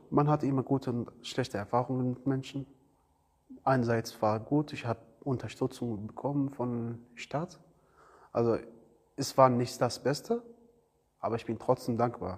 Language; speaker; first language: German; non-native, learner; Arabic